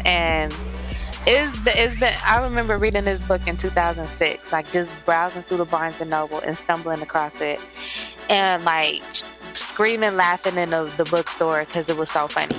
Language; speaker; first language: English; native; English